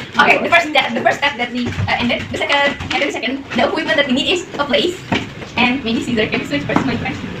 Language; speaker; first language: English; non-native, learner; Indonesian